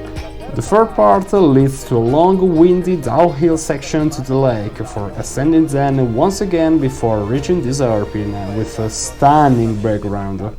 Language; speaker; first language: English; non-native, fluent; Italian